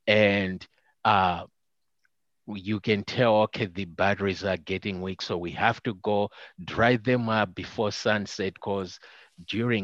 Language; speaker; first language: English; non-native, local second language; Nyanja